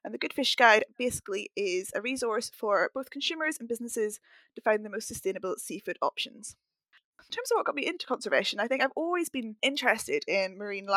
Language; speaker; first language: English; native; English